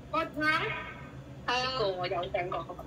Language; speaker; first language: Cantonese; non-native, learner; Indonesian